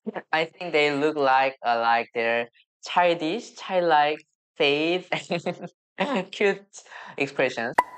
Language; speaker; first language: English; non-native, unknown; Korean